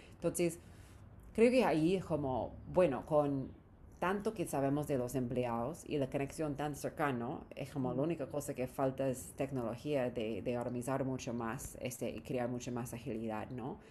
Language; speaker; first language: Spanish; non-native, fluent; English